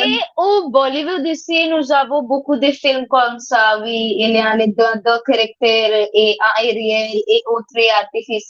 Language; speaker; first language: French; non-native, learner; Hindi